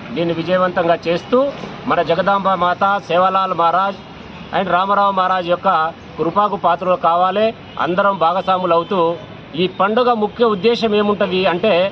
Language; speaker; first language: Telugu; non-native, local second language; Lambadi